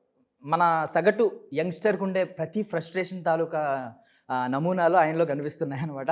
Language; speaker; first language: Telugu; native; Telugu